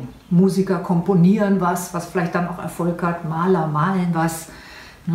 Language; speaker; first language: German; native; German